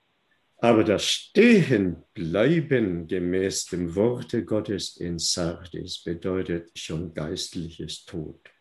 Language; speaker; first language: German; non-native, fluent; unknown